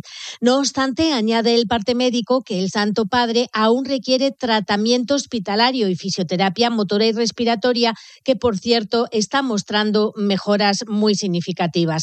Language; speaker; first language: Spanish; native; Spanish